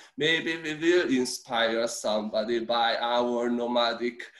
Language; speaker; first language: English; early bilingual, other home language; Hungarian